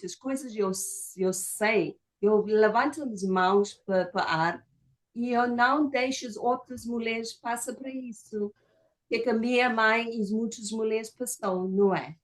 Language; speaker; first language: Portuguese; non-native, fluent; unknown